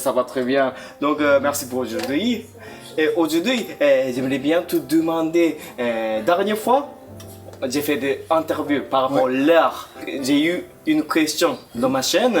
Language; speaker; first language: French; non-native, fluent; Japanese